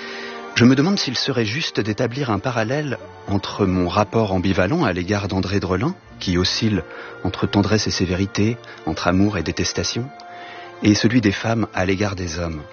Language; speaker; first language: French; native; French